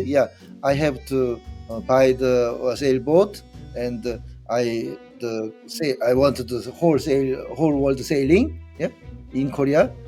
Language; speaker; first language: English; non-native, learner; Korean